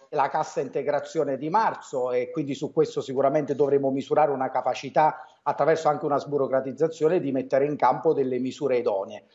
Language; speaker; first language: Italian; native; Italian